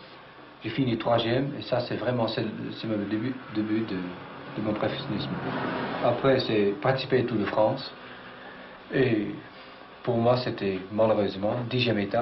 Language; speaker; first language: French; non-native, fluent; Dutch